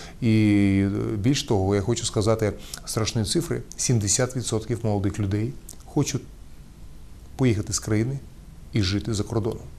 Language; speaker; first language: Ukrainian; non-native, local second language; Russian